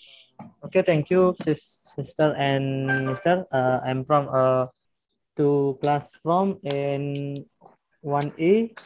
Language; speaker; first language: English; non-native, learner; Indonesian